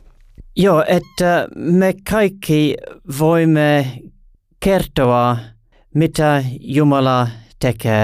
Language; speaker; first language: Finnish; non-native, learner; English